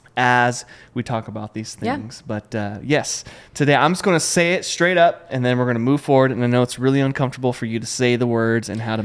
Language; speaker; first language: English; native; English